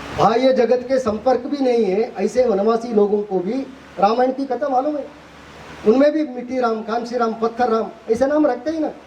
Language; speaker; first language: Hindi; non-native, local second language; Kannada